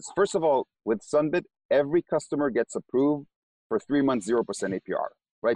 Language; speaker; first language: English; non-native, fluent; Hebrew